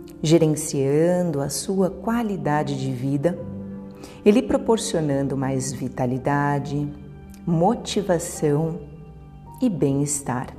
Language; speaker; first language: Portuguese; native; Portuguese